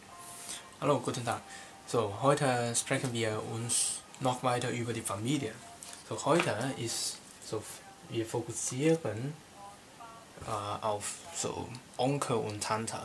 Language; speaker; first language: German; non-native, learner; Cantonese